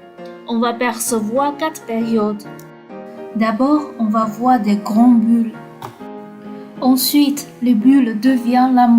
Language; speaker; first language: French; non-native, fluent; Chinese